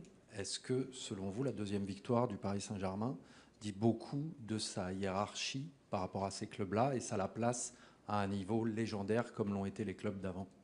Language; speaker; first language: French; native; French